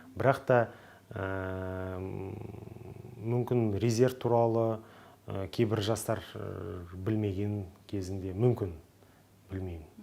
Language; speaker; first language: Kazakh; non-native, local second language; Russian